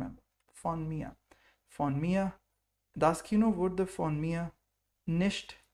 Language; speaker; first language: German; non-native, fluent; English